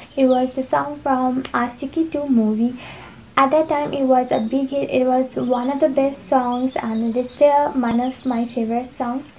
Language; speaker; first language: English; non-native, local second language; Nepali